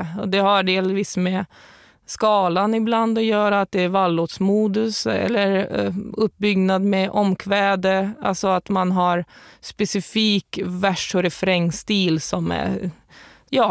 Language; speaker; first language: Swedish; native; Swedish